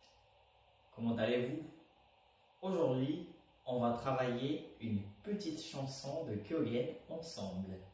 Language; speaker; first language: French; non-native, fluent; Japanese